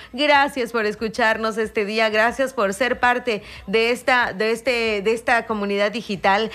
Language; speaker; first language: Spanish; native; Spanish